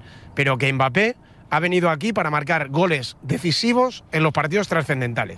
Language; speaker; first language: Spanish; native; Spanish